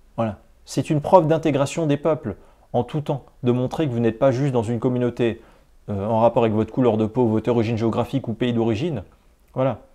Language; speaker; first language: French; native; French